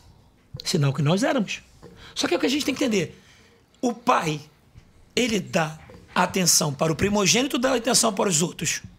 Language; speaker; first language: Portuguese; native; Portuguese